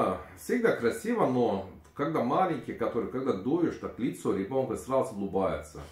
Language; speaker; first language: Russian; non-native, learner; Turkish